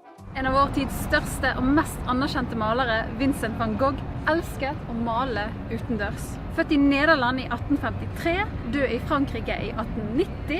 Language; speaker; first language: Norwegian; native; Norwegian